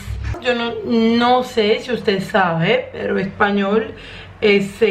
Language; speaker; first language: Spanish; non-native, fluent; Croatian